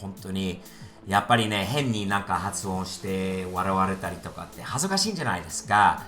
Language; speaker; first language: Japanese; non-native, fluent; English